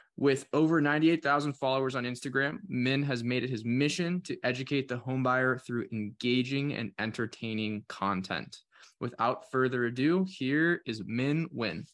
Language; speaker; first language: English; native; English